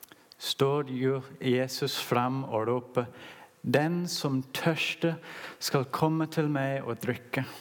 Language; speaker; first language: Norwegian; non-native, learner; English